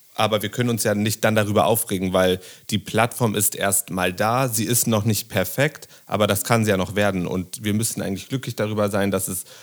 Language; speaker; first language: German; native; German